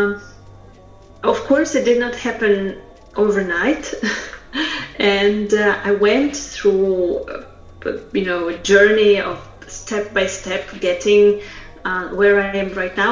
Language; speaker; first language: English; non-native, fluent; Russian